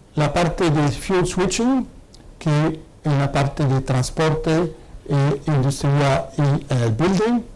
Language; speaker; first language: Spanish; non-native, fluent; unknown